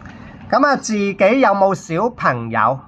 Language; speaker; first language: Cantonese; native; Cantonese